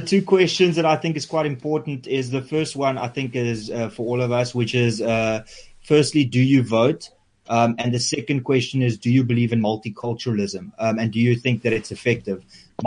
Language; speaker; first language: English; non-native, local second language; Afrikaans